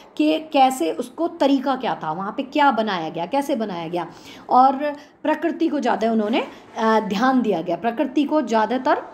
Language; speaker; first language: Hindi; native; Hindi